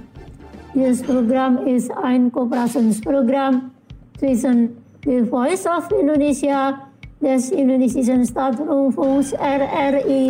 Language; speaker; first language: German; non-native, fluent; Indonesian